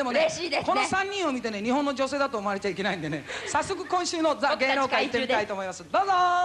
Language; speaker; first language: Japanese; native; Japanese